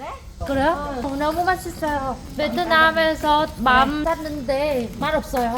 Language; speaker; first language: Korean; non-native, local second language; Vietnamese